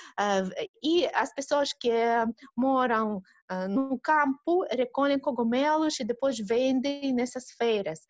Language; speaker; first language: Portuguese; non-native, fluent; Russian